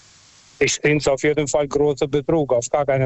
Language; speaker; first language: German; non-native, fluent; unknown